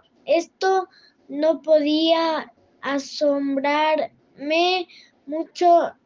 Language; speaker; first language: Spanish; non-native, learner; French